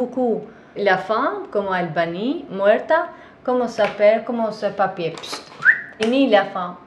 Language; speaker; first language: French; non-native, learner; Albanian